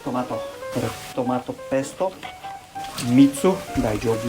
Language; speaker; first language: Japanese; non-native, learner; Serbian